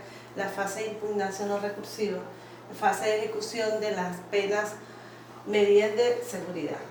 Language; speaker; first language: Spanish; native; Spanish